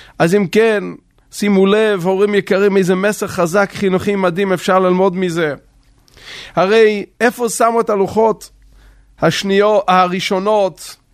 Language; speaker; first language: Hebrew; non-native, local second language; Yiddish